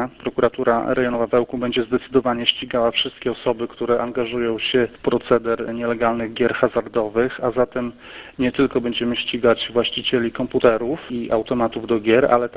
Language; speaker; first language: Polish; native; Polish